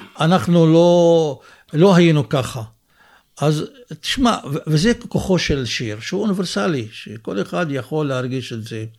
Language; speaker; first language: Hebrew; non-native, local second language; Arabic